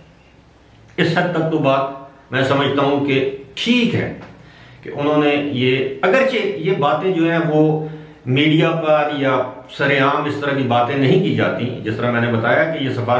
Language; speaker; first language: Urdu; native; Urdu